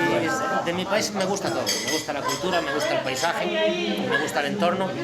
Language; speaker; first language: Spanish; native; Spanish